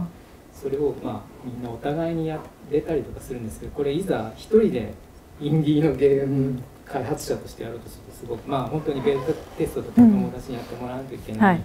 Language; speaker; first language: Japanese; native; Japanese